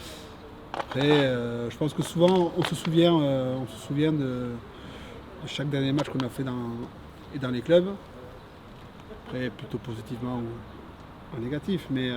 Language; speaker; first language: French; native; French